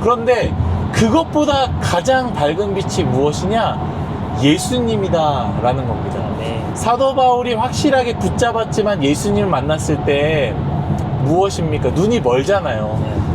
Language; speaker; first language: Korean; native; Korean